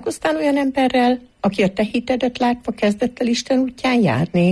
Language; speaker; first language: Hungarian; native; Hungarian